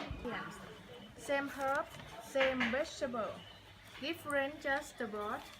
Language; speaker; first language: English; non-native, learner; Thai